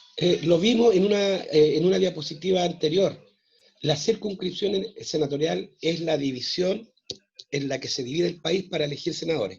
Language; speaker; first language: Spanish; native; Spanish